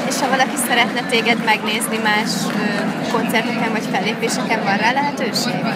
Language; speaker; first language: Hungarian; native; Hungarian